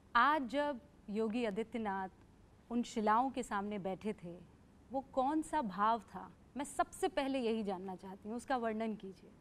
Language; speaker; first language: Hindi; native; Hindi